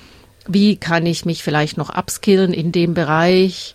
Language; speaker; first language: German; native; German